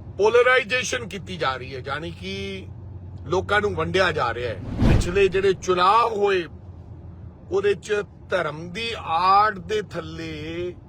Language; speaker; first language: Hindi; non-native, local second language; Punjabi